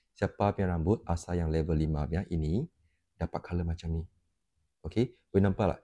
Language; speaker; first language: Malay; non-native, local second language; Chinese